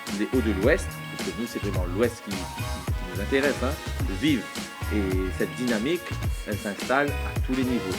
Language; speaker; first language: French; native; French